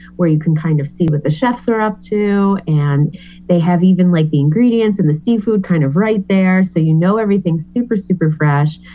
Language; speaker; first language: English; native; English